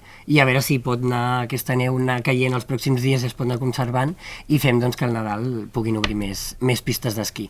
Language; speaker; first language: Catalan; native; Catalan